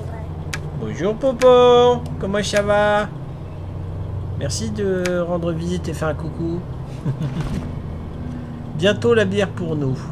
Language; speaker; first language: French; native; French